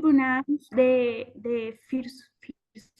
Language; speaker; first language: English; non-native, learner; Spanish